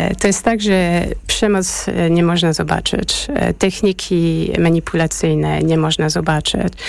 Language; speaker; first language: Polish; early bilingual, heritage; Polish